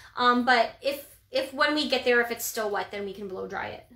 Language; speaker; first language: English; native; English